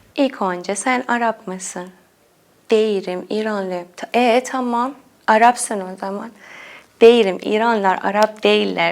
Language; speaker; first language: Turkish; non-native, fluent; Persian